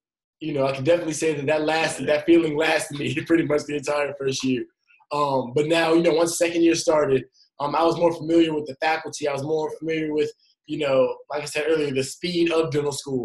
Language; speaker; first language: English; native; English